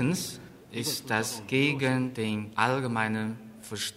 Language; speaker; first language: German; non-native, fluent; Chinese